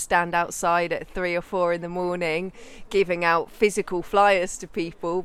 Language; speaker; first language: English; native; English